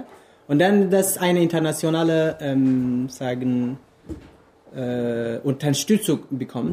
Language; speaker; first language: German; non-native, fluent; Kurdish